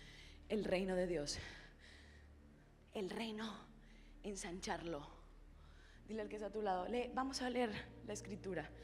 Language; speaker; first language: Spanish; native; Spanish